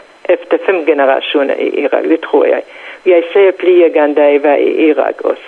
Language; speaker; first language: Danish; non-native, learner; Central Kurdish